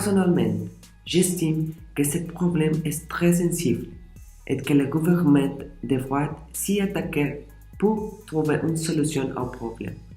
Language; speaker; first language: French; non-native, learner; Spanish